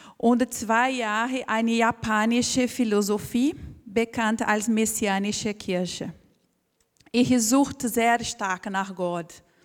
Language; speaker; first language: German; non-native, fluent; Portuguese